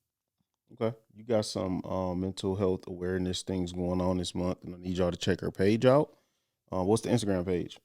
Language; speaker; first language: English; native; English